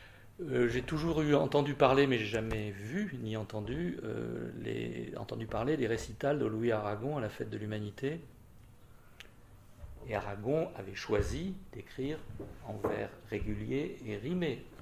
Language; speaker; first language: French; native; French